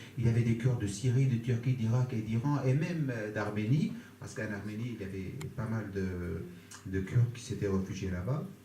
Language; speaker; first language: French; non-native, fluent; Kurdish